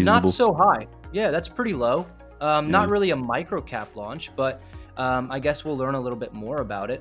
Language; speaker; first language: English; native; English